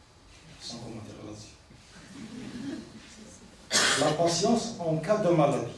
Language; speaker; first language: French; non-native, local second language; Arabic